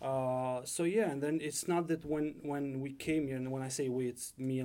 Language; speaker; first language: English; non-native, fluent; Albanian